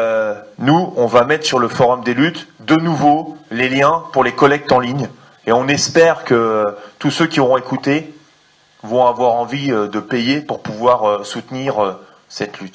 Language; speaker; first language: French; native; French